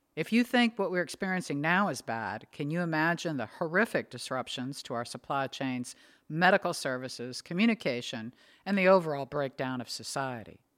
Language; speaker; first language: English; native; English